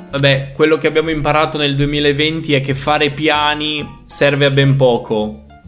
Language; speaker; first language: Italian; native; Italian